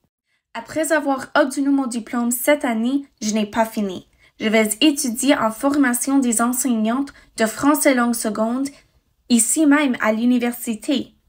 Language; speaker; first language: French; non-native, fluent; English